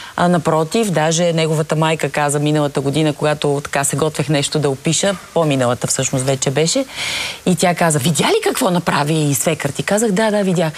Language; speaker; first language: Bulgarian; native; Bulgarian